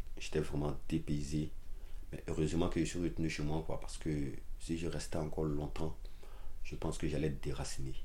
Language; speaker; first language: French; non-native, local second language; Dyula